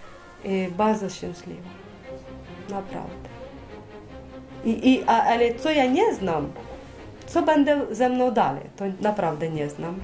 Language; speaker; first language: Polish; non-native, learner; Ukrainian